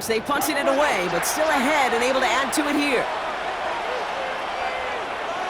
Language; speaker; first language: English; native; English